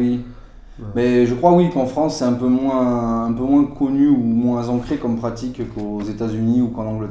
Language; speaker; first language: French; native; French